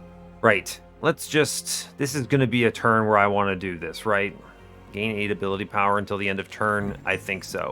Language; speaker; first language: English; native; English